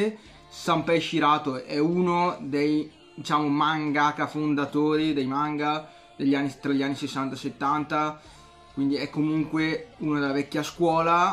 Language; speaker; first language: Italian; native; Italian